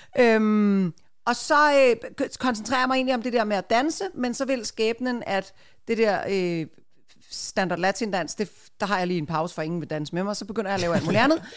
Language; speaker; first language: Danish; native; Danish